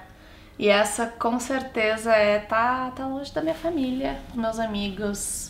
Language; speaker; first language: Portuguese; native; Portuguese